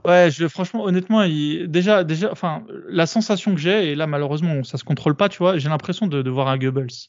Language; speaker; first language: French; native; French